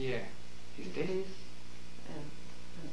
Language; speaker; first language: English; non-native, learner; Portuguese